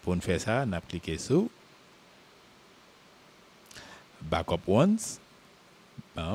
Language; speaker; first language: French; non-native, local second language; Haitian Creole